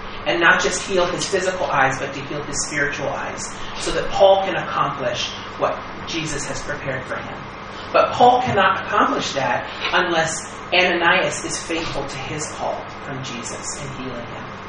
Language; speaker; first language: English; native; English